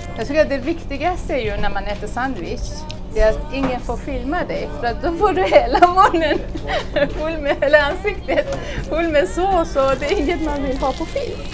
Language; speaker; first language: Swedish; non-native, fluent; Persian